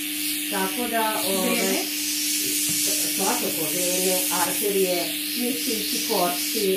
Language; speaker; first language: Serbian; native; Serbian